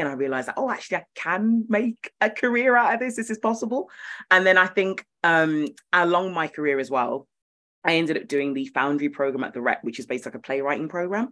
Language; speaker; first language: English; native; English